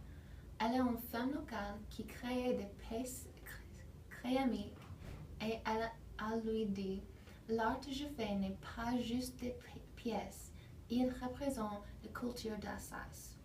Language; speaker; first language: French; non-native, learner; English